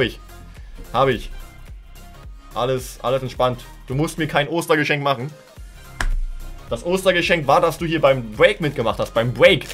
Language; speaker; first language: German; native; German